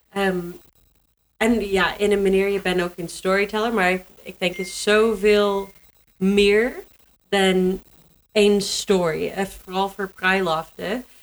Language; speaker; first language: Dutch; non-native, learner; English